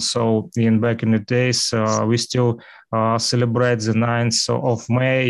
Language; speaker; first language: English; non-native, learner; Russian